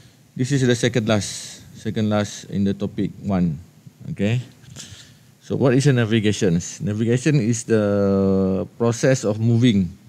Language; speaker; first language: English; non-native, local second language; Malay